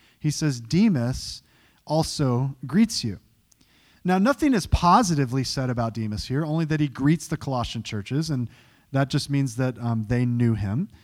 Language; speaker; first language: English; native; English